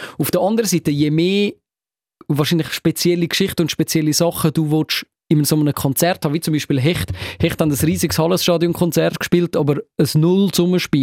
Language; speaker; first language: German; native; German